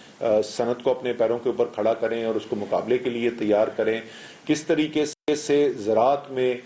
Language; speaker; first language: Urdu; native; Urdu